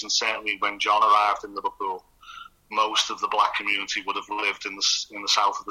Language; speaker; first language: English; native; English